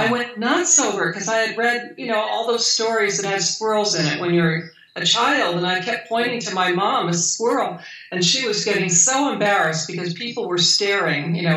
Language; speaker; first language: English; native; English